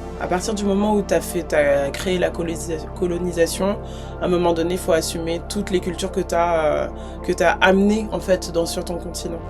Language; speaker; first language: French; native; French